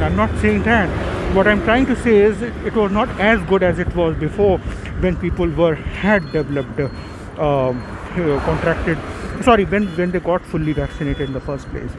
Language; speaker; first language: English; non-native, local second language; Hindi